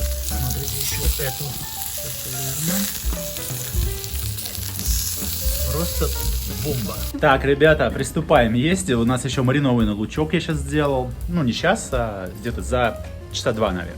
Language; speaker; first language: Russian; native; Russian